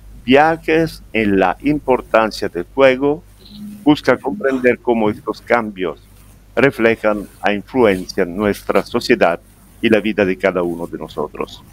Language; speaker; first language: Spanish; non-native, fluent; Italian